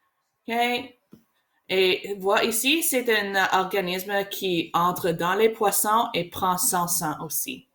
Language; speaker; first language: French; non-native, learner; English